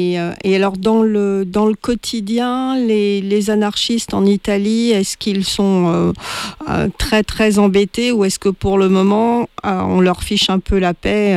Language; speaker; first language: French; native; French